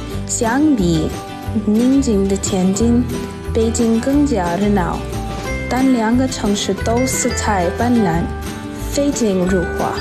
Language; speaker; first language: Chinese; non-native, learner; English